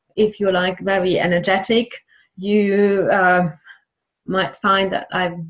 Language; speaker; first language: English; non-native, fluent; German